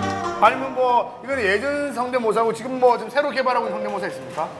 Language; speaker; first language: Korean; native; Korean